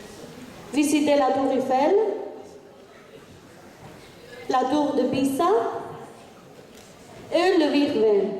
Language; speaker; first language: French; non-native, learner; Spanish